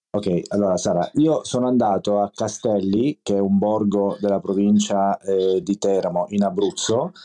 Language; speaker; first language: Italian; native; Italian